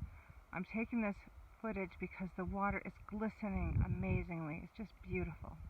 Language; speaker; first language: English; non-native, fluent; German